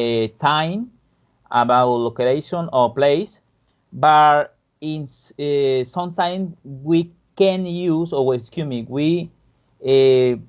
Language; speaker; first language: English; non-native, fluent; Spanish